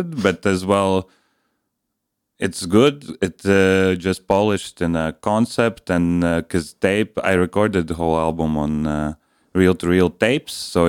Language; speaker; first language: English; non-native, fluent; Latvian